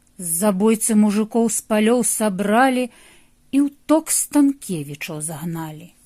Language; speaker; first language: Belarusian; native; Belarusian